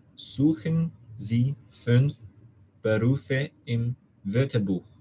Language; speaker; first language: German; non-native, learner; Cantonese